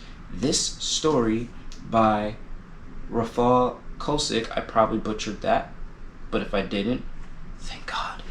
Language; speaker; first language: English; native; English